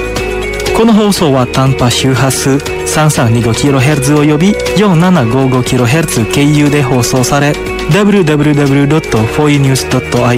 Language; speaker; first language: Japanese; non-native, fluent; Indonesian